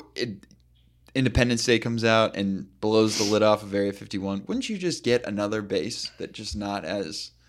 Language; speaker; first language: English; native; English